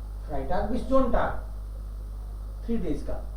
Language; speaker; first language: German; non-native, fluent; Hindi